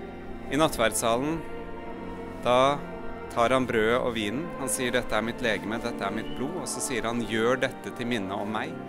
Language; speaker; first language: Norwegian; native; Norwegian